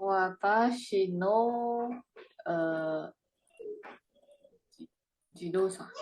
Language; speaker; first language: Japanese; non-native, learner; Indonesian